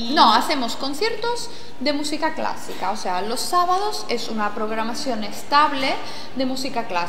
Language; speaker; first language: Spanish; non-native, fluent; Italian